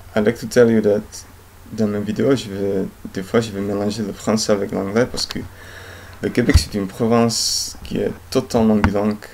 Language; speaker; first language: French; non-native, fluent; Czech